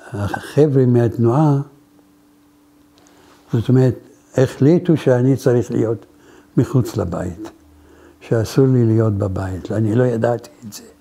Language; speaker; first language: Hebrew; non-native, fluent; Arabic